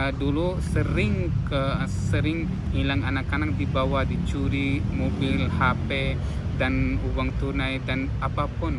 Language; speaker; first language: Indonesian; non-native, fluent; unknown